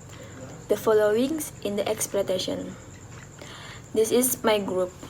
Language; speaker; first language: English; non-native, learner; Indonesian